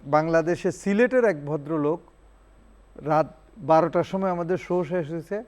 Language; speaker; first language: Bangla; non-native, local second language; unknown